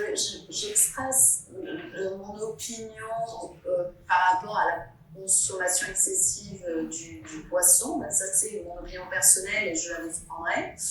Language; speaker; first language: French; non-native, fluent; Italian